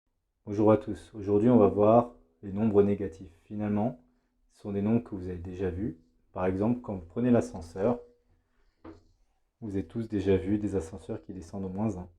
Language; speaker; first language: French; native; French